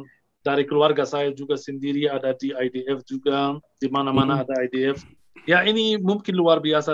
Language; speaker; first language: Indonesian; non-native, fluent; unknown